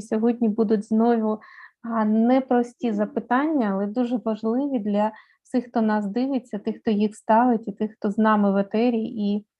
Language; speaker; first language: Ukrainian; native; Ukrainian